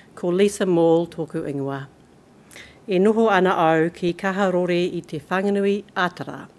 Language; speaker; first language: Māori; non-native, learner; English